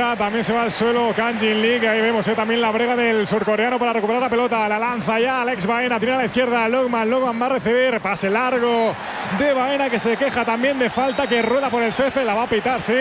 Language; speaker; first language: Spanish; native; Spanish